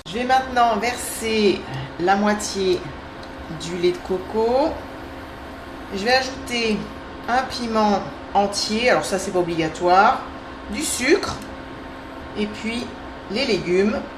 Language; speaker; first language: French; native; French